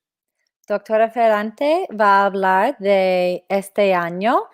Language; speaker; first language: Spanish; non-native, fluent; English